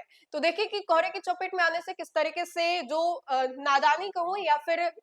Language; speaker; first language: Hindi; native; Hindi